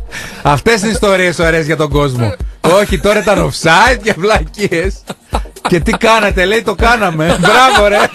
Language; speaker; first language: Greek; native; Greek